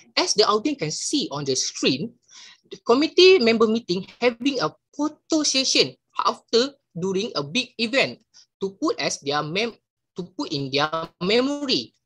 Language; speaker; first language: English; non-native, local second language; Malay